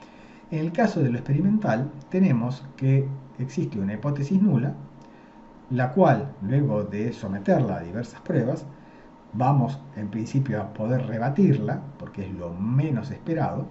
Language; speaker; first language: Spanish; native; Spanish